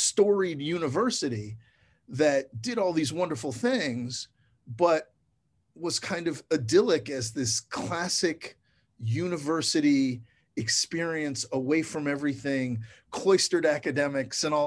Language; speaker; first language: English; native; English